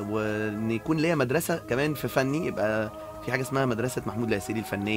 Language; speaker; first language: Arabic; native; Arabic